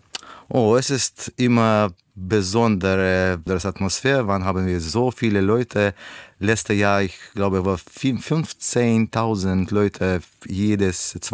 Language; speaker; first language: German; non-native, learner; Russian